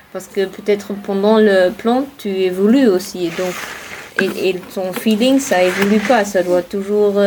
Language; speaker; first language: French; non-native, fluent; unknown